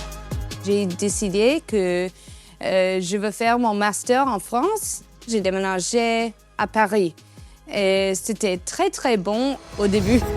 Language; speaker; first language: French; non-native, learner; English